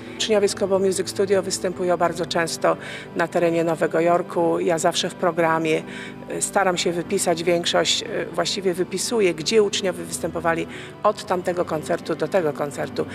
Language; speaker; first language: Polish; native; Polish